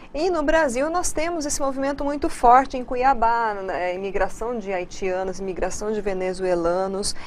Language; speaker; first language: Portuguese; native; Portuguese